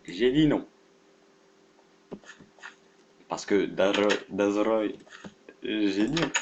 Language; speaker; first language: French; native; French